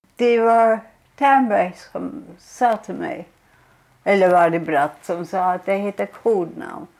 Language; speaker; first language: Swedish; non-native, fluent; German